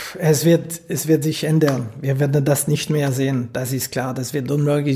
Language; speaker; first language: German; non-native, local second language; French